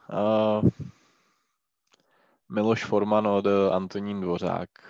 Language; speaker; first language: German; non-native, learner; Czech